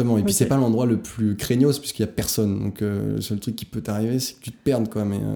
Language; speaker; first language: French; native; French